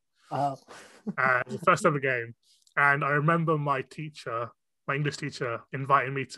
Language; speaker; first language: English; non-native, local second language; Cantonese